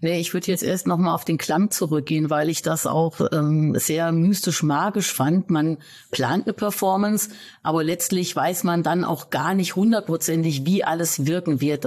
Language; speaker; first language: German; native; German